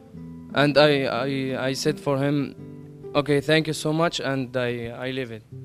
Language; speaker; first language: English; non-native, learner; Arabic